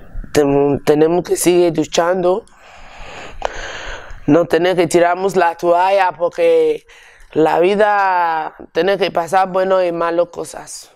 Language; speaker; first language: Spanish; non-native, learner; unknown